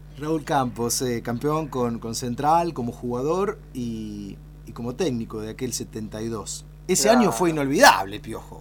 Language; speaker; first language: Spanish; native; Spanish